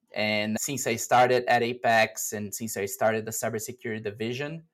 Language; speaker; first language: English; non-native, fluent; Portuguese